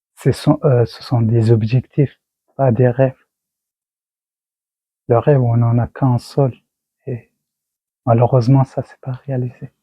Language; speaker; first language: French; non-native, learner; Persian